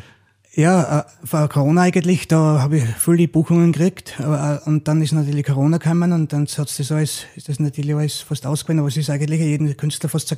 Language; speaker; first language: German; native; German